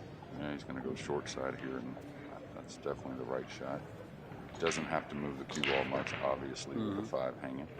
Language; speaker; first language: English; native; English